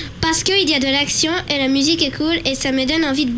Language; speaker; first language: French; native; French